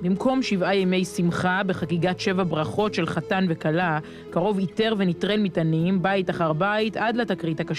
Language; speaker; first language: Hebrew; native; Hebrew